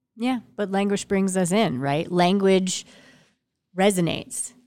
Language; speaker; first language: English; native; English